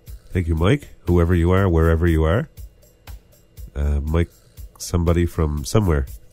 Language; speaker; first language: English; native; English